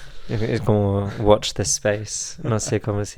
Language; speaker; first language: Spanish; non-native, fluent; English